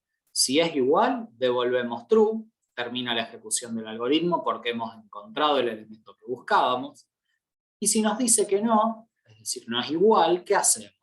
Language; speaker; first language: Spanish; native; Spanish